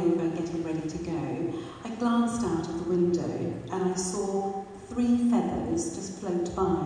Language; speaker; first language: English; non-native, local second language; Urdu